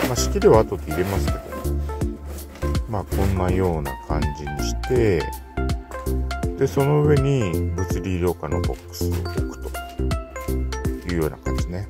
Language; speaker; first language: Japanese; native; Japanese